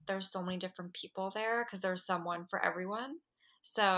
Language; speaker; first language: English; native; English